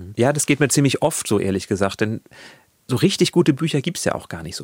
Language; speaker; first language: German; native; German